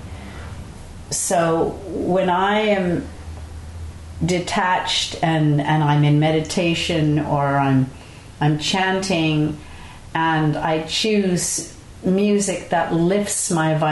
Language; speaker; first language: English; native; English